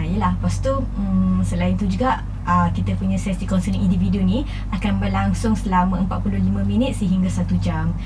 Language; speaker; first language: Malay; native; Malay